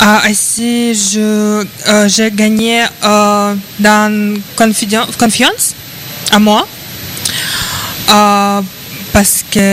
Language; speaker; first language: French; non-native, learner; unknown